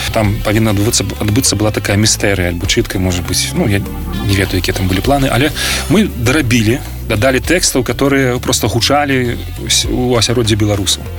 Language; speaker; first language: Belarusian; non-native, local second language; Russian